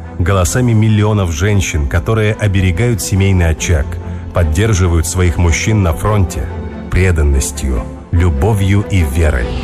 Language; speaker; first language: Russian; native; Russian